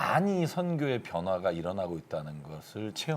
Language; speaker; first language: Korean; native; Korean